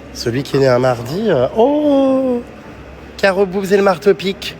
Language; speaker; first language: French; native; French